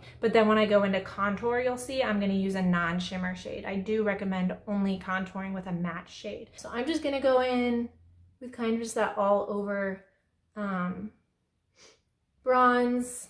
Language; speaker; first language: English; native; English